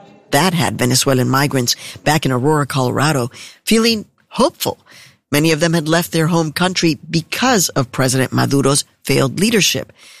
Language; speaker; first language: English; native; English